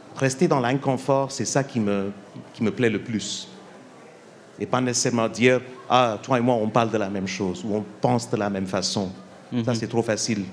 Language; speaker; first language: French; non-native, fluent; English